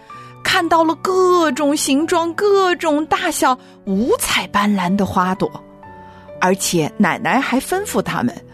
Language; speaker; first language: Chinese; native; Chinese